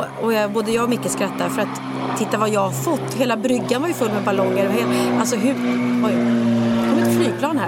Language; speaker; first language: Swedish; native; Swedish